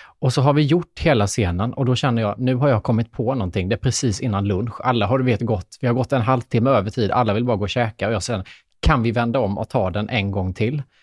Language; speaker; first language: Swedish; native; Swedish